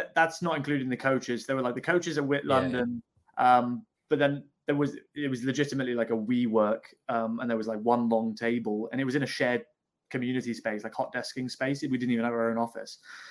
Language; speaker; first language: English; native; English